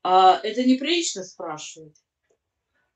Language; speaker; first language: Russian; native; Russian